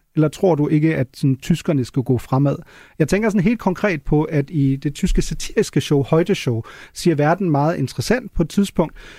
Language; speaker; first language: Danish; non-native, local second language; German